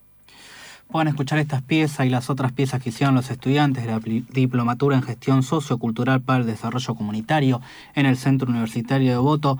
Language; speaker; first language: Spanish; native; Spanish